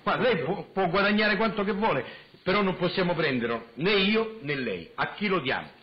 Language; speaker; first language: Italian; native; Italian